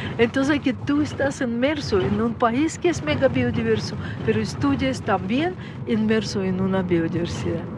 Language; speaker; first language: Spanish; non-native, fluent; Russian